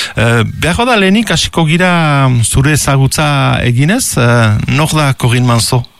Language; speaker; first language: Basque; native; Basque